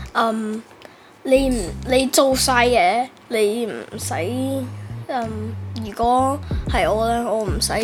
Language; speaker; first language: Cantonese; early bilingual, heritage; Cantonese